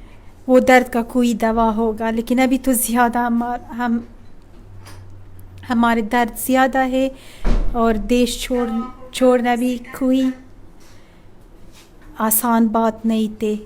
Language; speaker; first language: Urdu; non-native, fluent; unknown